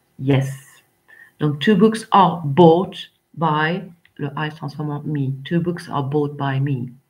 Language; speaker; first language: English; non-native, fluent; French